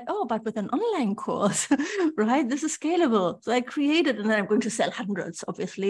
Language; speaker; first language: English; non-native, fluent; German